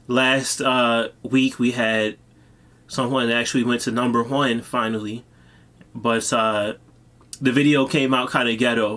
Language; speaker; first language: English; native; English